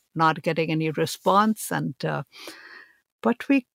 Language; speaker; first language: English; non-native, local second language; Hindi